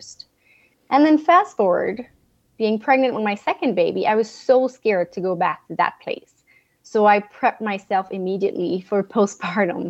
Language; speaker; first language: English; non-native, fluent; French